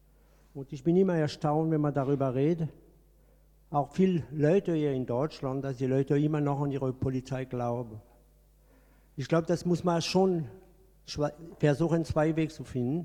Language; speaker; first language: German; non-native, fluent; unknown